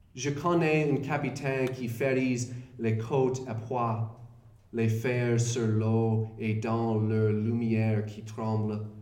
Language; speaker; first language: French; non-native, learner; English